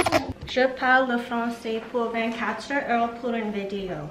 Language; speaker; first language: French; non-native, local second language; English